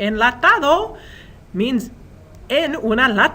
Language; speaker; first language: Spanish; non-native, fluent; English